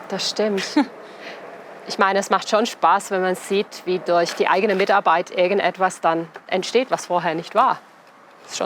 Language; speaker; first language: German; native; German